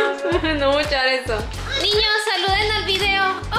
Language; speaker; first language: Spanish; native; Spanish